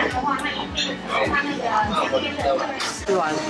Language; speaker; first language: Chinese; early bilingual, heritage; Chinese